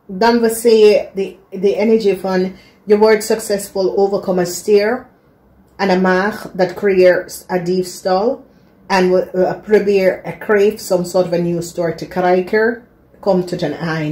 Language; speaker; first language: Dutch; non-native, learner; English